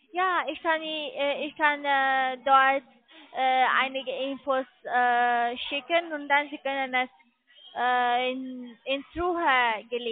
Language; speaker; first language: German; non-native, learner; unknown